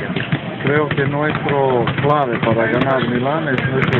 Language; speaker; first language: Spanish; non-native, fluent; Serbian